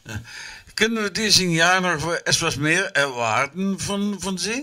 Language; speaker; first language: German; non-native, learner; Dutch